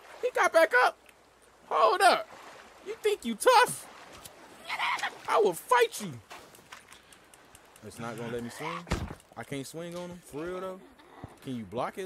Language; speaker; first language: English; native; English